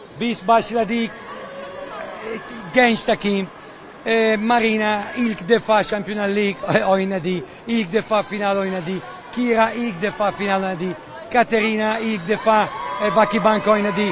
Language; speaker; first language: Turkish; non-native, learner; Italian